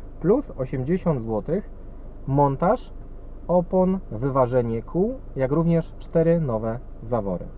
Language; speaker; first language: Polish; native; Polish